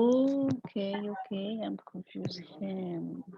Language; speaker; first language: English; non-native, learner; Spanish